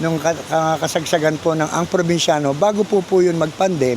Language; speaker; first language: Filipino; native; Filipino